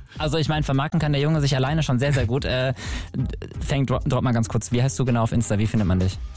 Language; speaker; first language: German; native; German